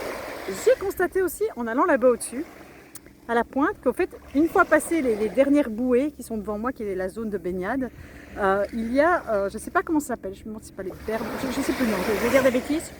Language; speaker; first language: French; native; French